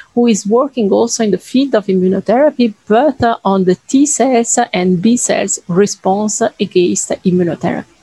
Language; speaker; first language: English; non-native, fluent; Italian